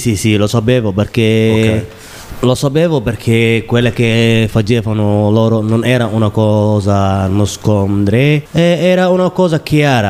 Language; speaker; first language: Italian; non-native, learner; Somali